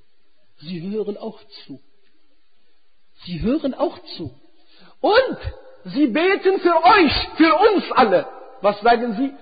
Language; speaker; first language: German; non-native, fluent; Arabic